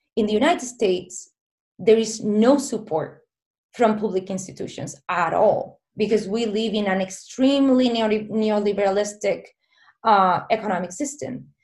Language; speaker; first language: English; non-native, fluent; Spanish